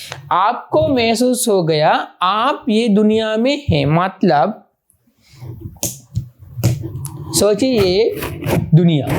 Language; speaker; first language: Hindi; non-native, fluent; Sinhala